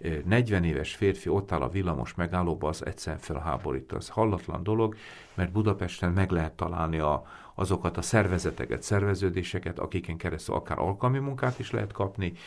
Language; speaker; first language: Hungarian; native; Hungarian